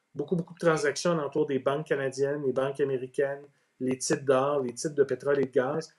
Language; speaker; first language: French; native; French